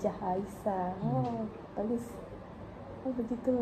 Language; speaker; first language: Indonesian; early bilingual, heritage; English